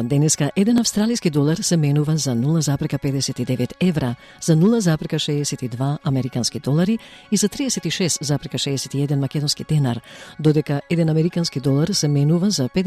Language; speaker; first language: Macedonian; native; Macedonian